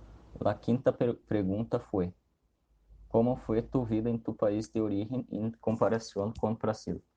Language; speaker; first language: Spanish; non-native, learner; Portuguese